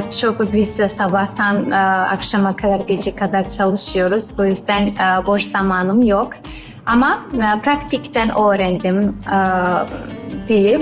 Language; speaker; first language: Turkish; non-native, learner; Georgian